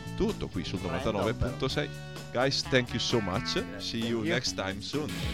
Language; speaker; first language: English; non-native, fluent; Italian